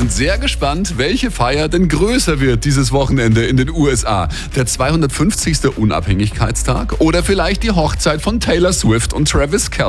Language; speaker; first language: German; native; German